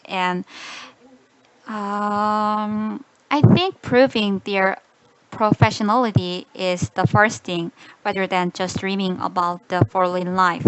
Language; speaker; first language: English; non-native, learner; Korean